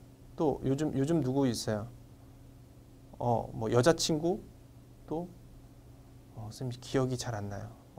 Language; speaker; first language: Korean; non-native, fluent; Vietnamese